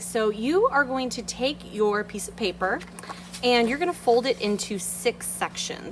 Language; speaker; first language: English; native; English